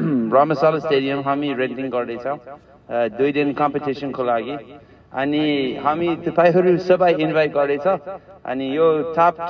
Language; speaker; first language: Nepali; non-native, learner; English